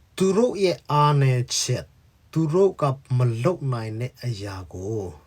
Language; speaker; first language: Burmese; non-native, local second language; Hakha Chin